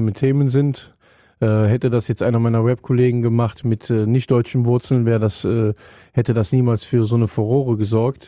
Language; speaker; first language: German; native; German